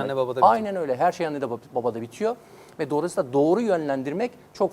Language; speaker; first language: Turkish; native; Turkish